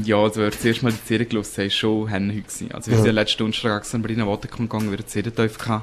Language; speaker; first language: German; native; German